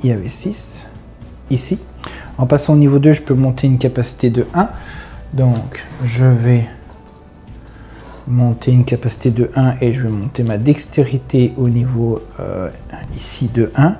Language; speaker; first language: French; native; French